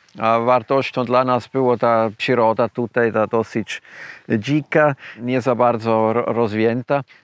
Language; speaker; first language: Polish; non-native, fluent; German